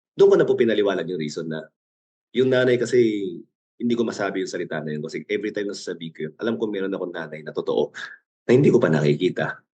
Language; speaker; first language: Filipino; early bilingual, other home language; Korean